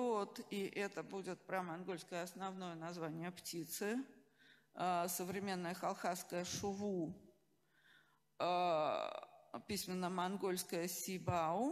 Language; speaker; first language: Russian; native; Russian